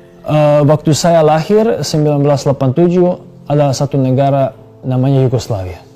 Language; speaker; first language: Indonesian; non-native, fluent; Serbian